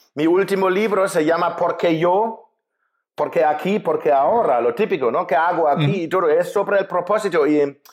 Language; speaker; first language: Spanish; non-native, fluent; German